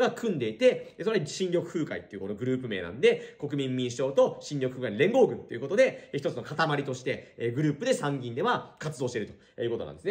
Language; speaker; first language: Japanese; native; Japanese